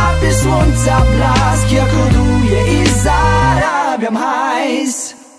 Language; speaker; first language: Polish; native; Polish